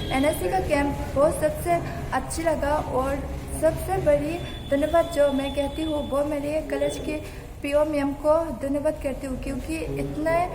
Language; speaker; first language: Hindi; non-native, local second language; Bangla